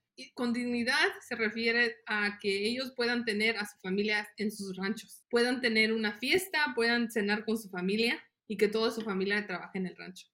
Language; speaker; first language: Spanish; early bilingual, heritage; Spanish